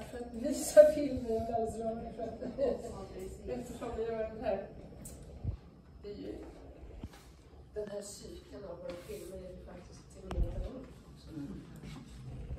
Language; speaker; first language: Swedish; native; Swedish